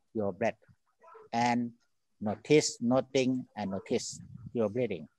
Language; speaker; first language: English; non-native, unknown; Thai